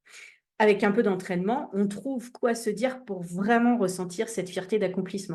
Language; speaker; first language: French; native; French